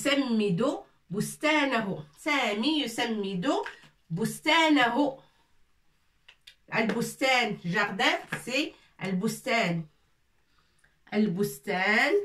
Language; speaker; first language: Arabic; non-native, fluent; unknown